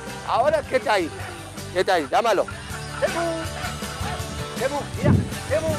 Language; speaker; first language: Spanish; native; Spanish